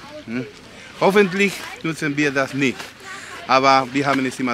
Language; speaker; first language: German; non-native, fluent; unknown